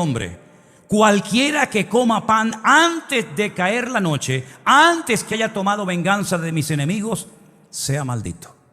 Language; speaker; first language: Spanish; native; Spanish